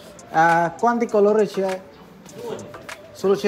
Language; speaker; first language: Italian; non-native, learner; Bangla